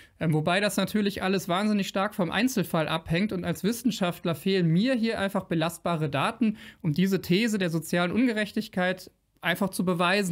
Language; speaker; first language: German; native; German